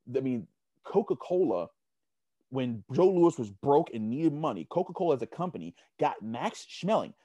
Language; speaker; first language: English; native; English